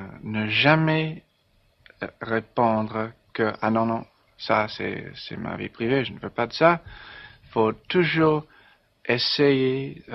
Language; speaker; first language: French; non-native, learner; English